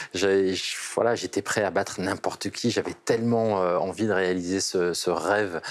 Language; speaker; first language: French; native; French